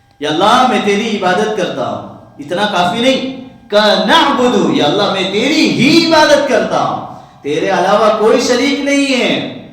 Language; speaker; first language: Urdu; non-native, local second language; Gujarati